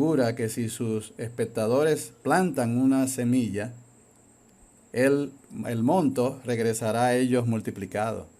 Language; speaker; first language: Spanish; native; Spanish